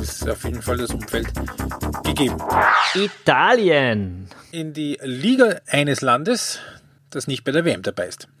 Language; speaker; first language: German; native; German